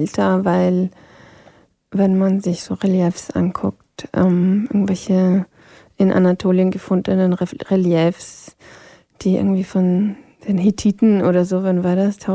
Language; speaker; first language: German; non-native, local second language; Polish